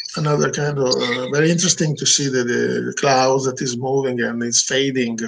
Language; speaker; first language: English; non-native, learner; Italian